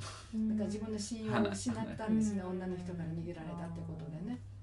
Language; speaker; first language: Japanese; native; Japanese